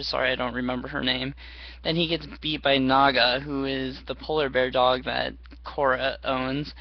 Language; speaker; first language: English; native; English